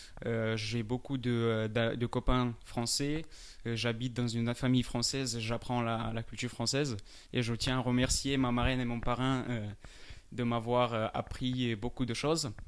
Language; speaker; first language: French; non-native, fluent; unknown